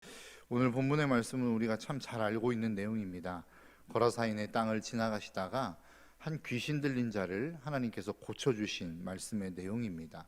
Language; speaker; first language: Korean; native; Korean